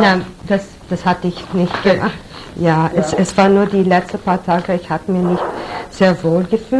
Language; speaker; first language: German; non-native, learner; English